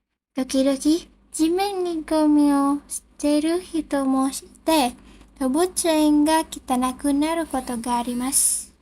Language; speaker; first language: Japanese; non-native, learner; Indonesian